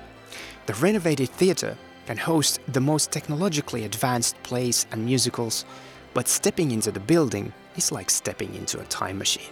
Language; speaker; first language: English; non-native, fluent; Finnish